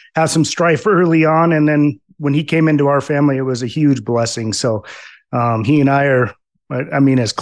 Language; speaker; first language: English; native; English